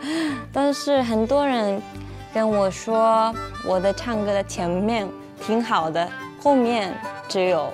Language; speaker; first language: Chinese; non-native, learner; Japanese